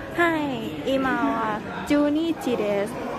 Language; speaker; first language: Japanese; non-native, learner; Thai